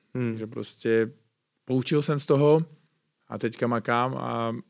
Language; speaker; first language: Czech; non-native, fluent; Uzbek